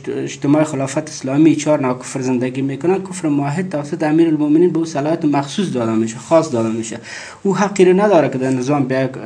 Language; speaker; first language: Persian; native; Persian